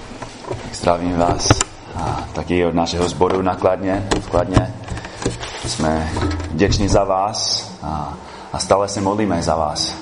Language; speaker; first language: Czech; non-native, fluent; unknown